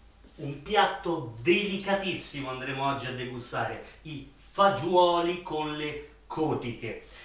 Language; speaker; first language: Italian; native; Italian